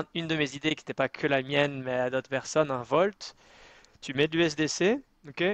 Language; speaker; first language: French; native; French